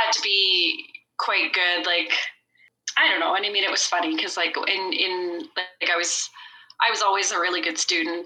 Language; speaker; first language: English; native; English